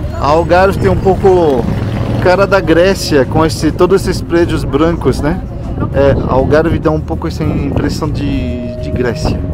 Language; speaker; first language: Portuguese; non-native, fluent; French